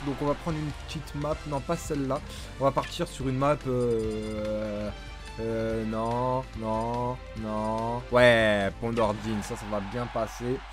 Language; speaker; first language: French; native; French